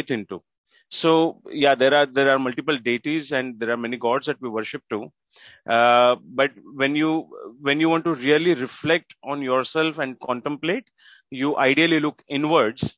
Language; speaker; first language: English; non-native, local second language; Marathi